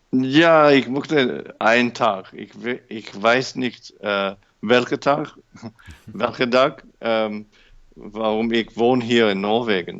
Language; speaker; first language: German; non-native, learner; English